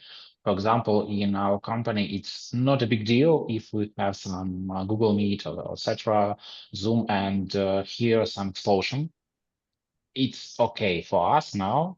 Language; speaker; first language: English; non-native, learner; Ukrainian